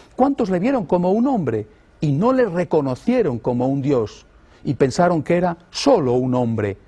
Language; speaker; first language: Spanish; native; Spanish